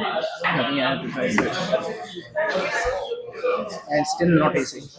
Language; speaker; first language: English; non-native, fluent; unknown